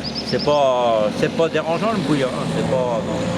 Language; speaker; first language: French; native; French